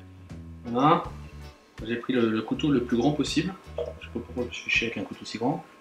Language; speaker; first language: French; native; French